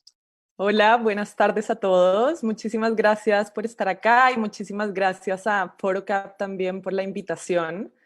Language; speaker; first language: Spanish; native; Spanish